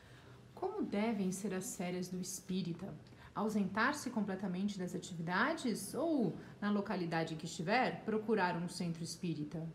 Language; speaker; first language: Portuguese; native; Portuguese